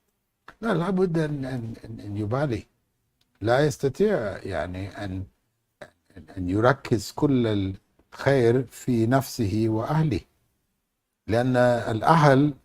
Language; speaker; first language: Arabic; non-native, fluent; English